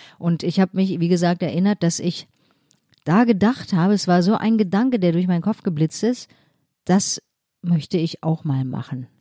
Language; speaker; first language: German; native; German